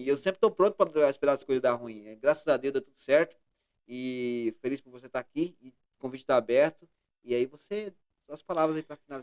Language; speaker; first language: Portuguese; native; Portuguese